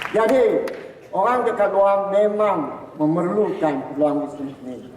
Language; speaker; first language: Malay; non-native, local second language; Min Nan Chinese